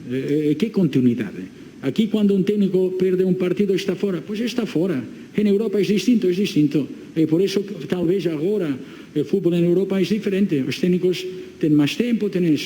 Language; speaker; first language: Portuguese; non-native, learner; Spanish